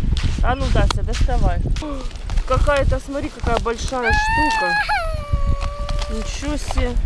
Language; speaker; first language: Russian; native; Russian